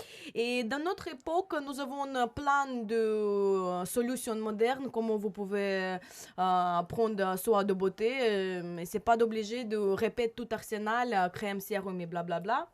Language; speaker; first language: French; non-native, learner; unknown